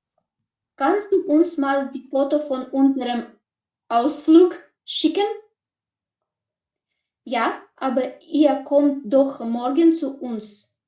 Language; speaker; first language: German; non-native, learner; Macedonian